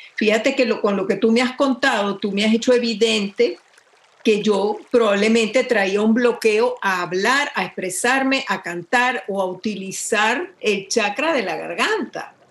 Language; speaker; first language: Spanish; native; Spanish